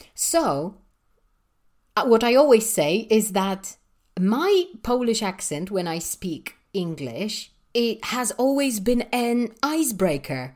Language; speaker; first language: English; non-native, fluent; Polish